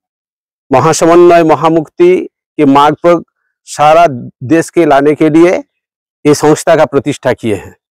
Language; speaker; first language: Hindi; non-native, local second language; Bangla